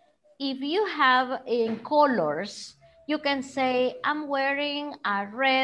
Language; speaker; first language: English; non-native, fluent; Spanish